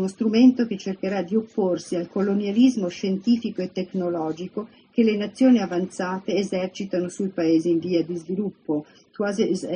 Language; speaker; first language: Italian; native; Italian